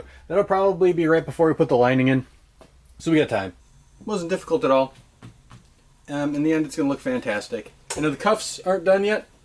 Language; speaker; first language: English; native; English